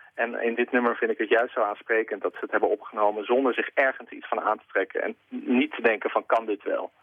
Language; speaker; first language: Dutch; native; Dutch